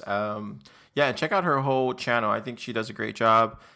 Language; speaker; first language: English; native; English